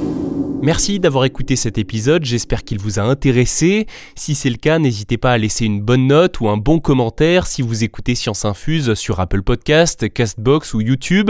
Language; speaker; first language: French; native; French